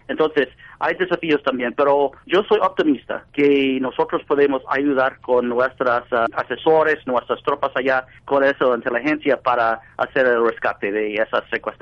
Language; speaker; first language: Spanish; non-native, fluent; English